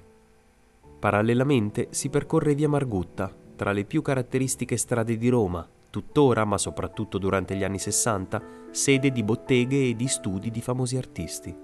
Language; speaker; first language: Italian; native; Italian